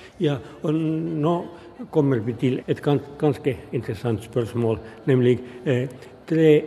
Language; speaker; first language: Norwegian; non-native, fluent; Finnish